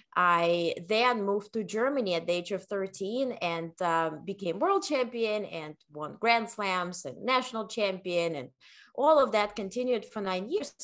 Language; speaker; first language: English; non-native, fluent; Ukrainian